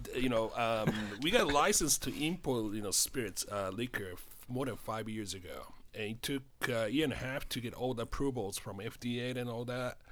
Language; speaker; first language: English; non-native, fluent; Japanese